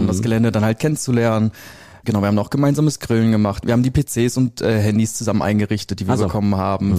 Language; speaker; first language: German; native; German